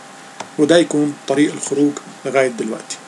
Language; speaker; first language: Arabic; native; Arabic